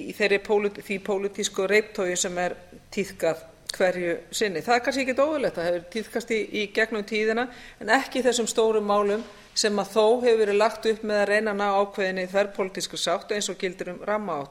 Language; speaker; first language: Icelandic; native; Icelandic